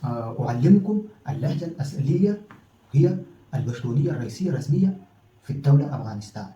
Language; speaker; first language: Arabic; non-native, fluent; Pashto